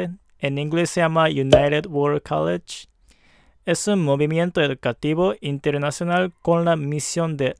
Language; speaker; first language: Spanish; non-native, fluent; Japanese